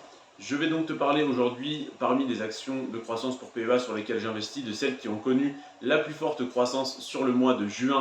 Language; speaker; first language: French; native; French